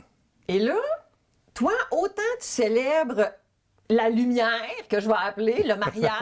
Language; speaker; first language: French; native; French